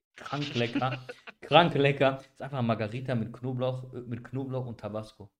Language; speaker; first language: German; early bilingual, other home language; Bosnian